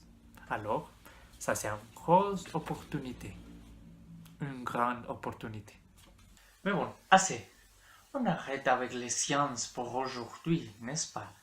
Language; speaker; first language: French; non-native, learner; Spanish